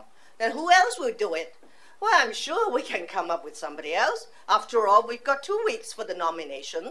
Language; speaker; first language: English; non-native, local second language; Cantonese